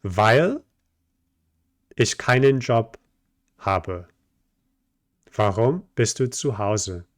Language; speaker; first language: German; non-native, fluent; English